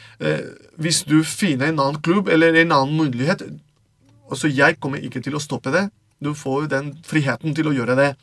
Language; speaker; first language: Norwegian; non-native, fluent; Spanish